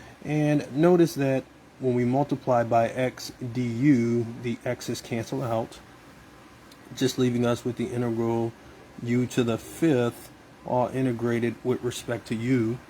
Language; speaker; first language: English; native; English